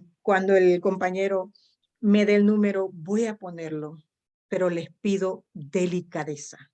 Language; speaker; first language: Spanish; non-native, local second language; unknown